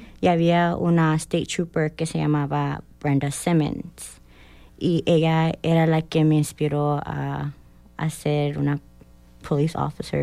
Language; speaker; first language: Spanish; early bilingual, heritage; Spanish